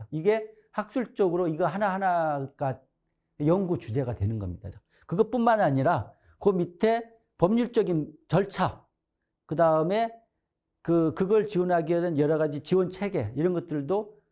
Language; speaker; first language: Korean; native; Korean